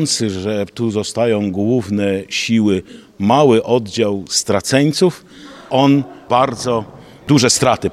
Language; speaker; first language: Polish; native; Polish